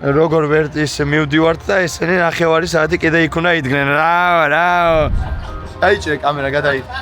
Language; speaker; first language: Georgian; native; Georgian